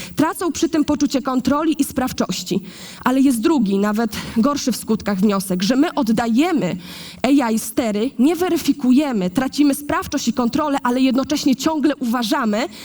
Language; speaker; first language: Polish; native; Polish